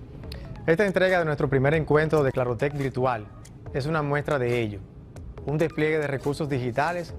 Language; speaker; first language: Spanish; native; Spanish